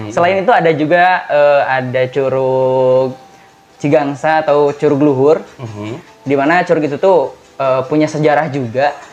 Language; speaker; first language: Indonesian; native; Indonesian